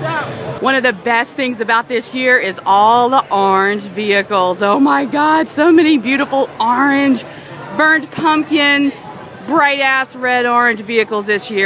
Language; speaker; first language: English; native; English